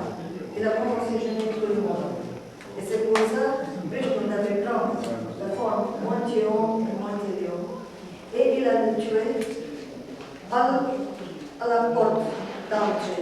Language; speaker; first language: French; non-native, fluent; Hindi